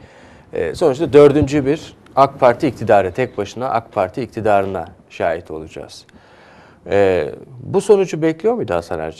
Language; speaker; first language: Turkish; native; Turkish